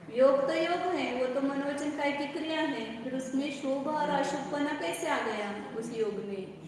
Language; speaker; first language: Hindi; non-native, local second language; Marathi